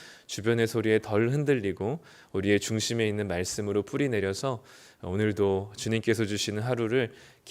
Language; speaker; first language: Korean; native; Korean